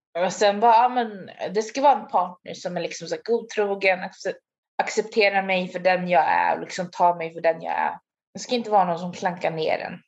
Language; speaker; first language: Swedish; native; Swedish